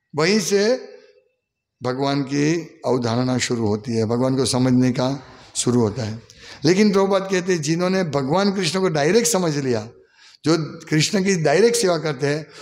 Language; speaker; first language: Hindi; non-native, local second language; Gujarati